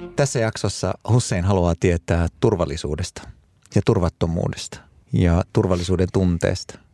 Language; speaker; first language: Finnish; early bilingual, other home language; Arabic